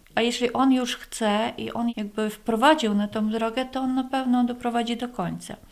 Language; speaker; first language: Polish; non-native, fluent; Latvian